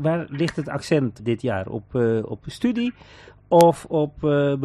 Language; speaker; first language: Dutch; native; Dutch